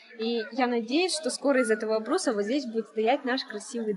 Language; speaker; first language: Russian; native; Russian